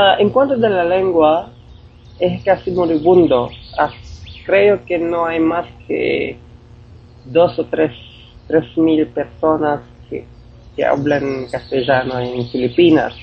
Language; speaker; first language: Spanish; non-native, fluent; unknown